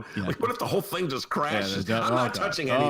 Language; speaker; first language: English; native; English